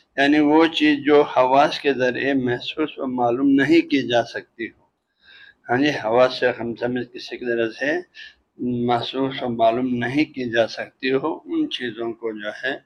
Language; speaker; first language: Urdu; non-native, local second language; Balti